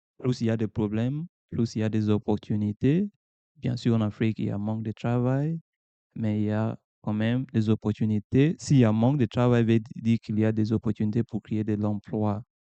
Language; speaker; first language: French; non-native, fluent; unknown